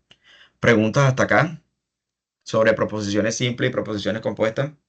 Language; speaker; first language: Spanish; native; Spanish